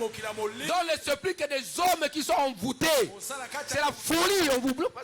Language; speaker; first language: French; non-native, local second language; Lingala